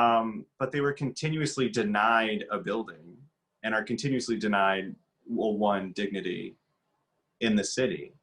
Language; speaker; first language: English; native; English